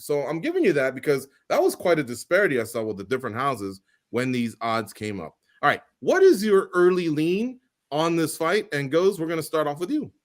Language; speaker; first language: English; native; English